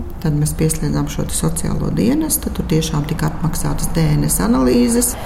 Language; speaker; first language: Latvian; native; Latvian